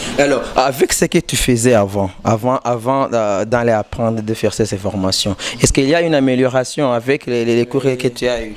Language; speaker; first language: French; non-native, local second language; Rundi